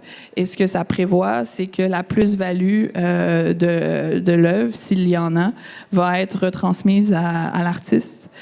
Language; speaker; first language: French; native; French